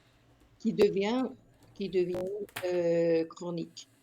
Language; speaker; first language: French; non-native, fluent; Hungarian